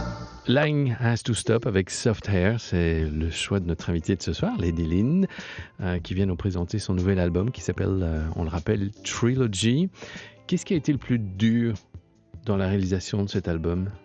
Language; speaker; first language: French; native; French